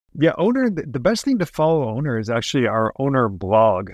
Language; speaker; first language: English; native; English